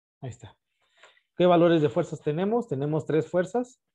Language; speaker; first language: Spanish; native; Spanish